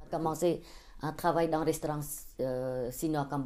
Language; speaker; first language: French; non-native, learner; Khmer